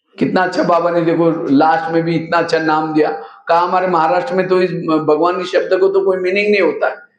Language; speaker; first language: Hindi; non-native, local second language; Marathi